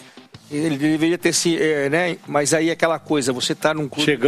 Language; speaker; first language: Portuguese; native; Portuguese